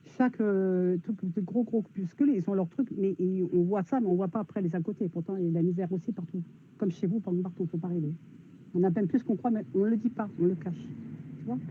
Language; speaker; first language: French; native; French